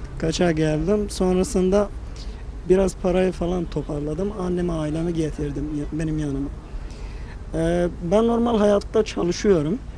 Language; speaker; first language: Turkish; non-native, fluent; Arabic